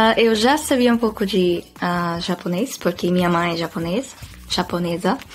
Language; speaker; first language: Portuguese; non-native, fluent; Dutch